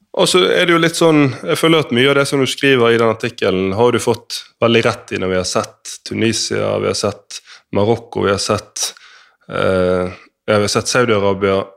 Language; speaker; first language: Norwegian; native; Norwegian